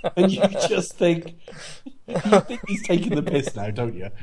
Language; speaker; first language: English; native; English